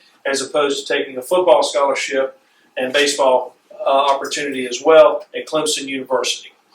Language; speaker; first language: English; native; English